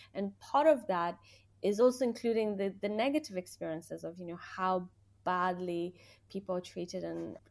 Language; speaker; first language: English; early bilingual, other home language; Persian